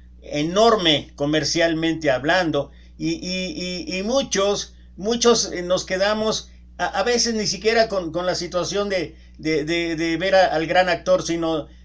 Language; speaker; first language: Spanish; native; Spanish